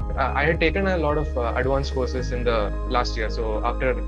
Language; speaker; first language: English; non-native, local second language; Malayalam